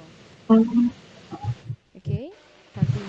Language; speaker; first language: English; non-native, fluent; Indonesian